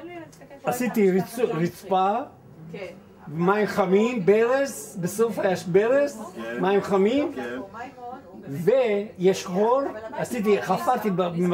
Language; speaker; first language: Hebrew; non-native, fluent; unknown